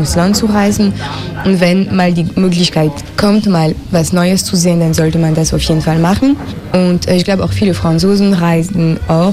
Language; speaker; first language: German; non-native, fluent; French